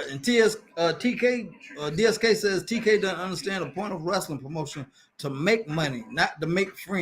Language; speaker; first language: English; native; English